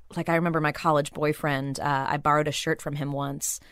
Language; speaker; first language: English; native; English